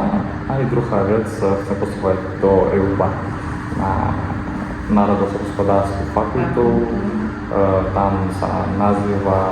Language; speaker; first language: Slovak; non-native, learner; Kazakh